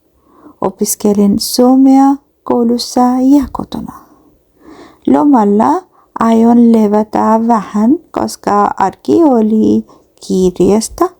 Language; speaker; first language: Finnish; non-native, learner; Bangla